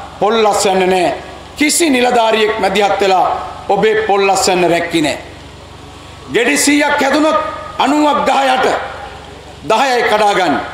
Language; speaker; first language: Sinhala; native; Sinhala